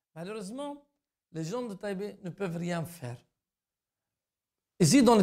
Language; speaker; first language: French; non-native, fluent; Arabic